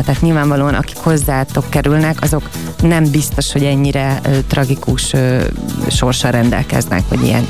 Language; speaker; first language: Hungarian; native; Hungarian